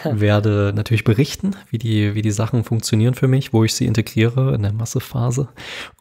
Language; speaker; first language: German; native; German